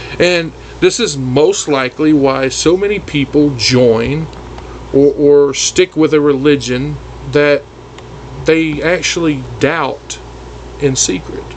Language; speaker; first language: English; native; English